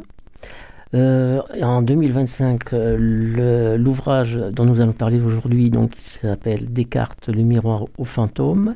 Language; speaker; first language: French; native; French